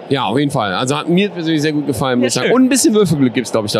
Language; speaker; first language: German; native; German